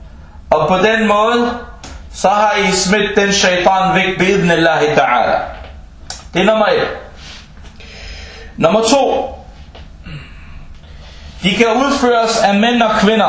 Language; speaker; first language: Danish; non-native, local second language; Arabic